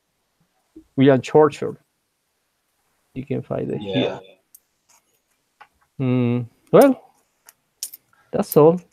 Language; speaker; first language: English; non-native, learner; Spanish